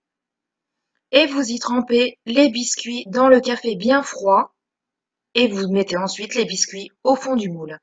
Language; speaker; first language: French; early bilingual, other home language; Portuguese